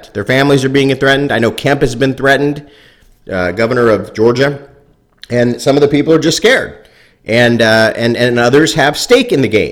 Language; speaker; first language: English; native; English